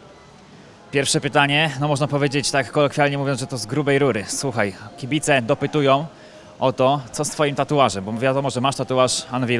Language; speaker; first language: Polish; native; Polish